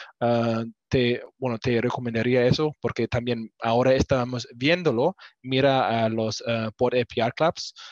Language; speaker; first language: Spanish; non-native, learner; English